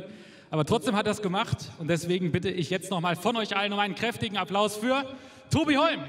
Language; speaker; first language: German; native; German